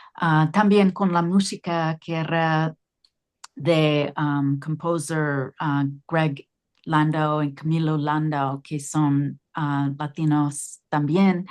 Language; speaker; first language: Spanish; non-native, learner; English